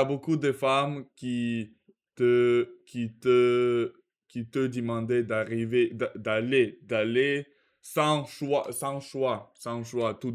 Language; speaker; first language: French; non-native, learner; Russian